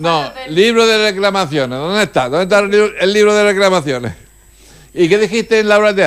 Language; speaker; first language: Spanish; native; Spanish